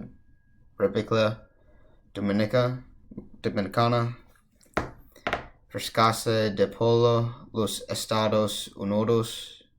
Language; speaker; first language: Spanish; non-native, learner; English